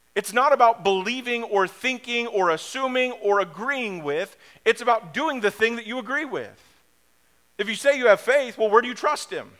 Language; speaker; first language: English; native; English